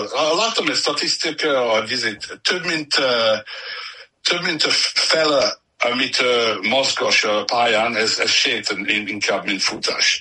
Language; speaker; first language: Hungarian; non-native, learner; English